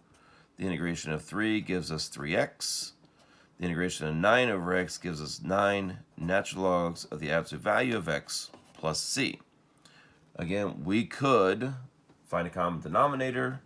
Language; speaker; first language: English; native; English